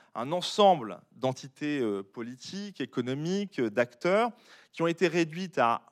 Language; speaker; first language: French; native; French